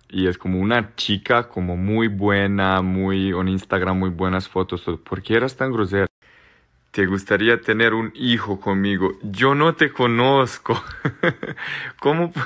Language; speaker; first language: Spanish; non-native, learner; Serbian